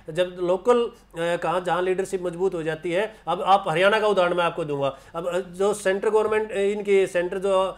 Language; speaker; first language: Hindi; native; Hindi